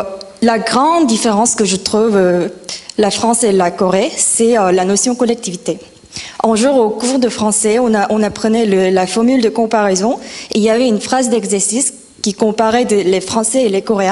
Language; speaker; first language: French; non-native, fluent; Korean